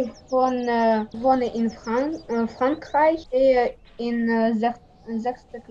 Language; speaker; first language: German; non-native, learner; Russian